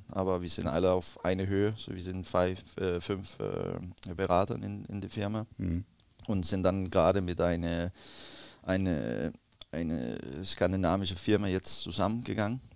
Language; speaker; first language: German; non-native, learner; Danish